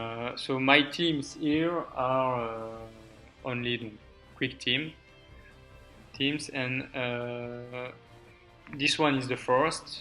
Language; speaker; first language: English; non-native, learner; French